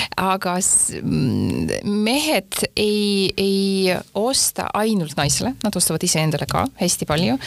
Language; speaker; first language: Estonian; non-native, local second language; Russian